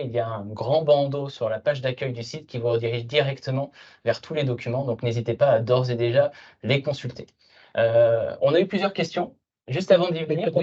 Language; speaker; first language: French; native; French